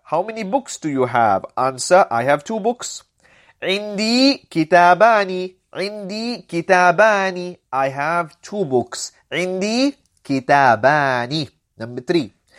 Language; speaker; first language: English; native; English